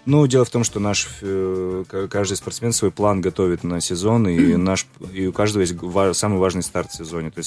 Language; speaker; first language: Russian; native; Russian